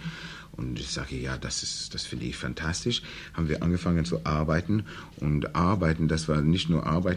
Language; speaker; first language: German; non-native, learner; English